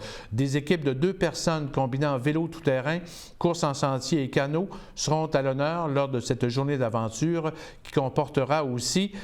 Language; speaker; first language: French; native; French